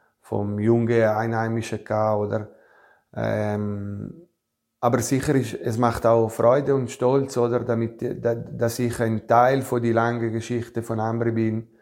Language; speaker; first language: German; non-native, fluent; Italian